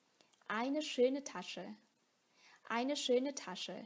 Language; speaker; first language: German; non-native, fluent; Vietnamese